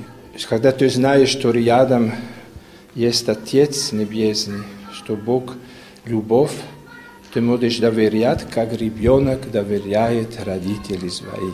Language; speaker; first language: Russian; non-native, fluent; Italian